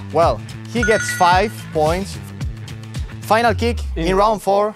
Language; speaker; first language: English; non-native, fluent; Spanish